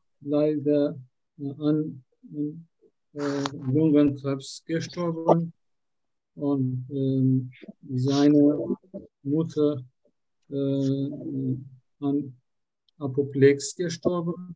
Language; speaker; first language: German; non-native, learner; Turkish